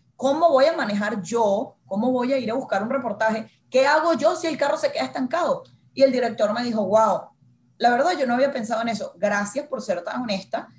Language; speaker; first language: Spanish; native; Spanish